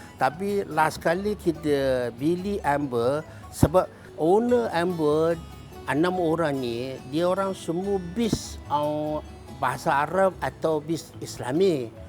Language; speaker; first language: Malay; non-native, fluent; Chinese